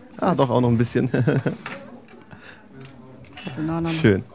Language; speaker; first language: German; native; German